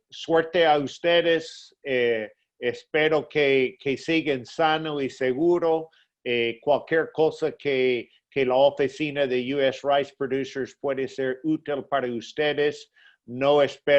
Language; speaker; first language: Spanish; non-native, fluent; English